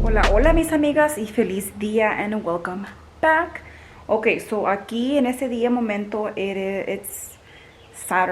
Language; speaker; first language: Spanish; early bilingual, heritage; Spanish